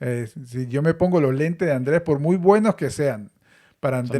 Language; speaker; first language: Spanish; native; Spanish